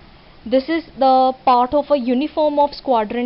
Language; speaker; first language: English; non-native, local second language; Hindi